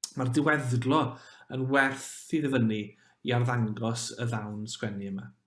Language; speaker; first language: Welsh; native; Welsh